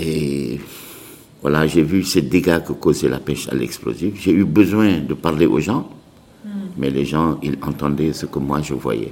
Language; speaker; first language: French; non-native, local second language; Arabic